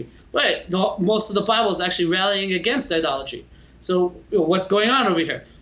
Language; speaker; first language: English; native; English